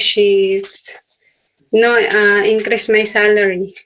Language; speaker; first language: English; non-native, learner; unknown